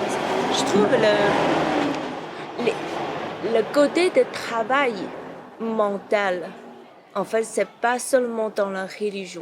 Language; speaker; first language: French; non-native, fluent; Chinese